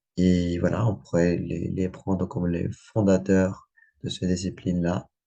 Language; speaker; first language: French; non-native, learner; Spanish